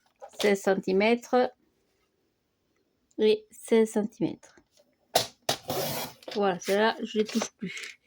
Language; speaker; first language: French; native; French